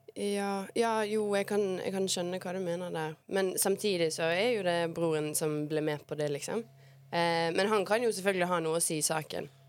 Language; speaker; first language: Norwegian; early bilingual, other home language; Bosnian